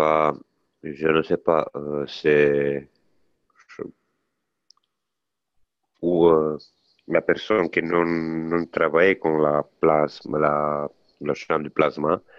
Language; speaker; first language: French; non-native, learner; Italian